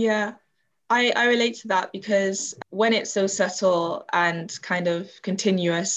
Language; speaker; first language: English; native; English